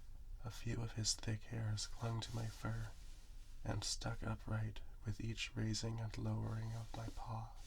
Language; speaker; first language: English; native; English